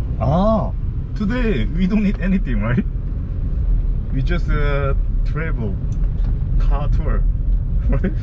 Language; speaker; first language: English; non-native, learner; Korean